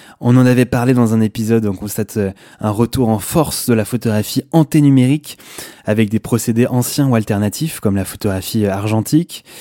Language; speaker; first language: French; native; French